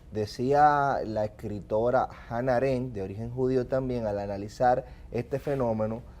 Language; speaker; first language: Spanish; native; Spanish